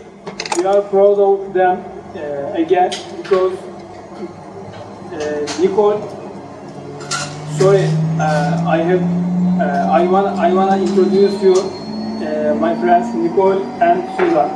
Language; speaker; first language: English; non-native, learner; Turkish